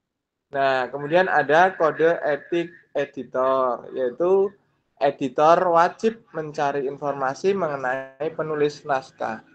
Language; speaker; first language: Indonesian; native; Indonesian